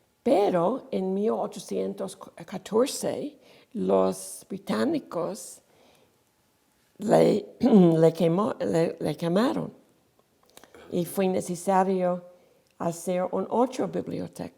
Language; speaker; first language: Spanish; non-native, fluent; English